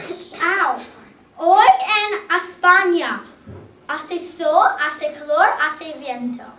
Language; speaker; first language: Spanish; non-native, learner; English